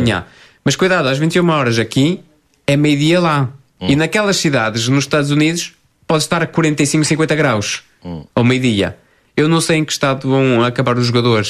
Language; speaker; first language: Portuguese; native; Portuguese